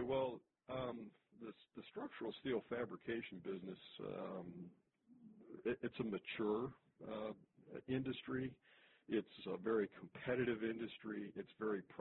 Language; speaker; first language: English; native; English